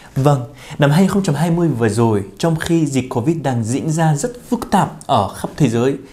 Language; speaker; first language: Vietnamese; non-native, fluent; Arabic